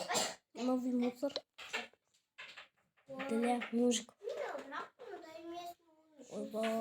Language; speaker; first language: Russian; non-native, local second language; Kazakh